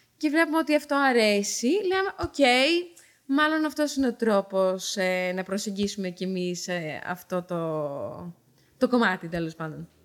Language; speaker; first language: Greek; early bilingual, heritage; Dutch